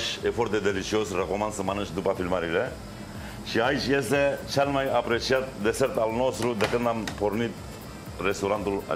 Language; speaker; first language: Romanian; non-native, fluent; Turkish